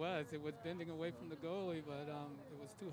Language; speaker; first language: English; native; English